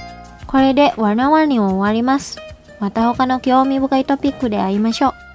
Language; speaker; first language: Japanese; non-native, fluent; Indonesian